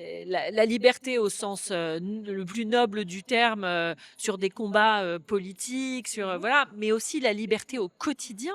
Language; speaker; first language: French; native; French